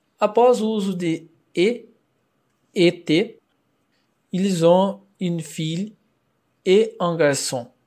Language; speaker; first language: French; non-native, fluent; Portuguese